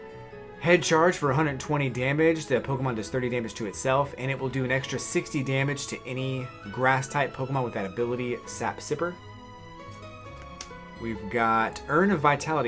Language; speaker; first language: English; native; English